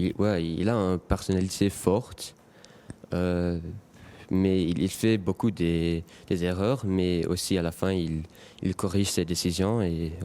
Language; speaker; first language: French; non-native, learner; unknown